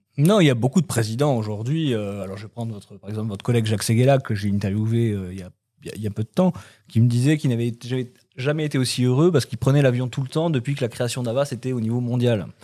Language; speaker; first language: French; native; French